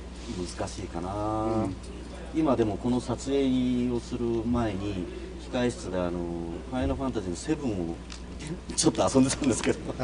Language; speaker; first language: Japanese; native; Japanese